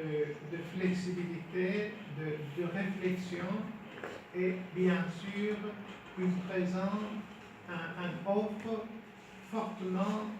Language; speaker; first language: French; non-native, fluent; Turkish